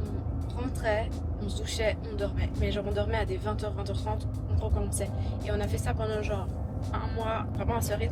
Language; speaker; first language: French; native; French